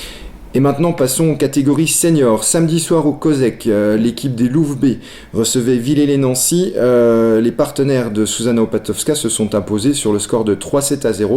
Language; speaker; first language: French; native; French